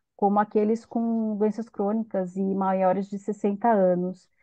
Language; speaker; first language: Portuguese; native; Portuguese